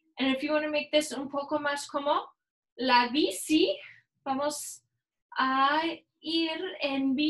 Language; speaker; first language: Spanish; non-native, learner; English